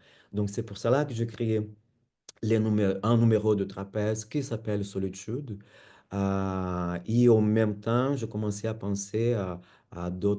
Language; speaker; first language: French; non-native, fluent; Portuguese